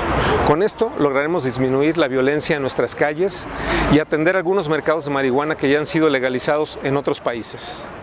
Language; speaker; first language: Spanish; native; Spanish